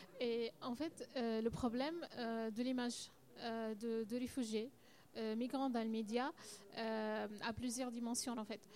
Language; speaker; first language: French; non-native, learner; Arabic